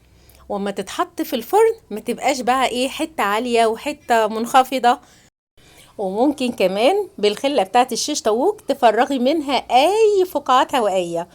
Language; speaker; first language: Arabic; native; Arabic